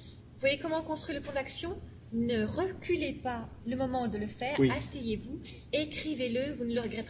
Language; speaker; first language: French; native; French